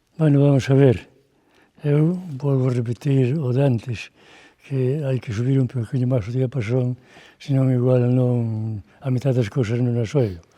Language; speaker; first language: Galician; native; Galician